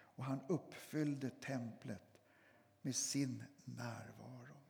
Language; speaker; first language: Swedish; native; Swedish